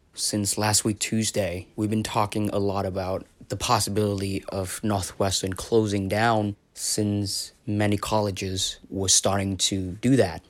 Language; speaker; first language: English; non-native, fluent; Vietnamese